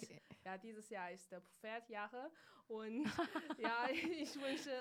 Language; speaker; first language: German; non-native, learner; Chinese